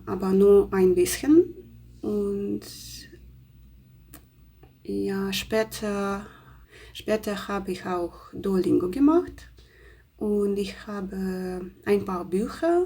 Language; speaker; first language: German; non-native, learner; Russian